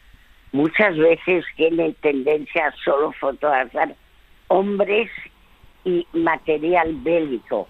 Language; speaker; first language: Spanish; early bilingual, other home language; French